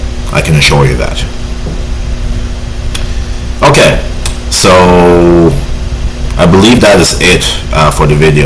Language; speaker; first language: English; native; English